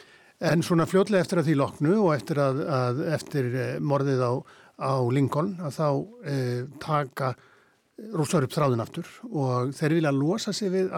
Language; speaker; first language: Icelandic; native; Icelandic